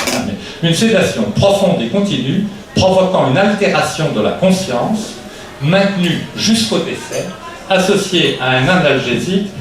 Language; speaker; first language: French; native; French